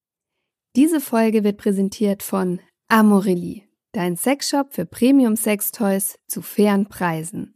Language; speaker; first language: German; native; German